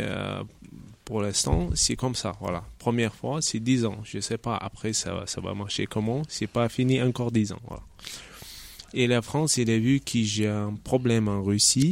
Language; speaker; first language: French; non-native, learner; Chechen